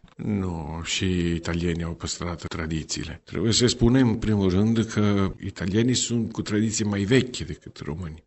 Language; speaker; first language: Romanian; non-native, fluent; Italian